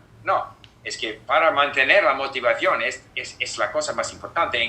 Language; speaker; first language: Spanish; non-native, fluent; English